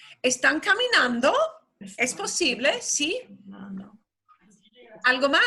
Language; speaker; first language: Spanish; non-native, fluent; English